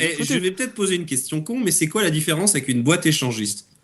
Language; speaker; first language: French; native; French